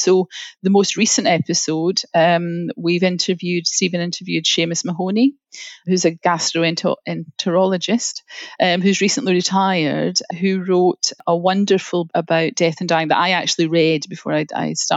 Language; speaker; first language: English; native; English